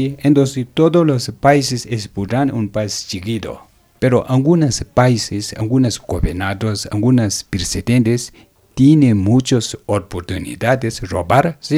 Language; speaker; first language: Spanish; non-native, learner; Tibetan